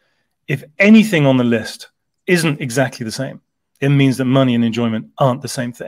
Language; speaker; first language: English; native; English